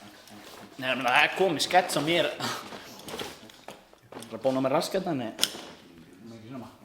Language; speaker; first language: Icelandic; non-native, fluent; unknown